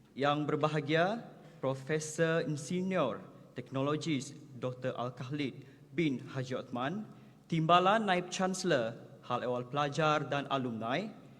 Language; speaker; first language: Malay; non-native, local second language; Iban